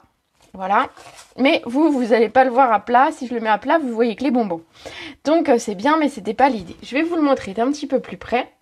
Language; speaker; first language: French; native; French